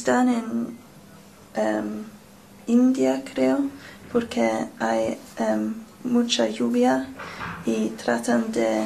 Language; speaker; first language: Spanish; non-native, learner; English